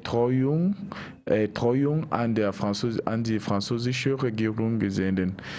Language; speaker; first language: German; non-native, learner; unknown